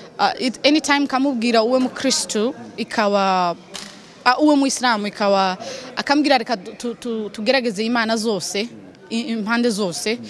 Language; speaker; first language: Kinyarwanda; non-native, learner; Somali